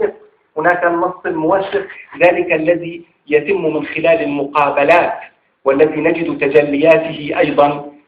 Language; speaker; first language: Arabic; native; Arabic